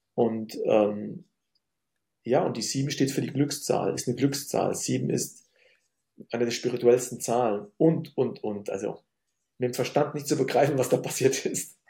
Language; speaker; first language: German; early bilingual, other home language; Arabic